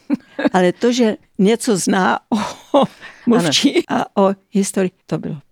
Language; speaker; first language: Czech; early bilingual, heritage; Czech